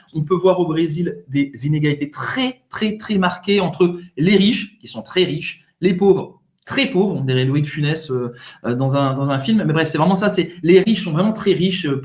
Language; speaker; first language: French; native; French